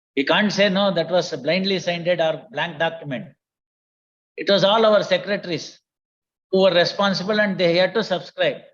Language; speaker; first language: English; non-native, local second language; Kannada